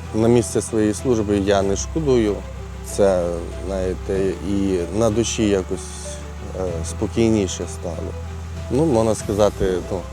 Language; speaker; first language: Ukrainian; native; Ukrainian